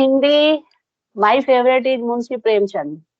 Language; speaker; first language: English; non-native, local second language; Hindi